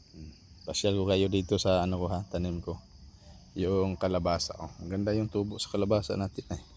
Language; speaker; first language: Filipino; non-native, local second language; Cebuano